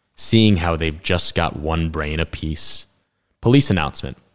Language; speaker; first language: English; native; English